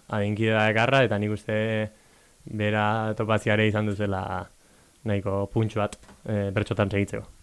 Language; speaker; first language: Basque; native; Basque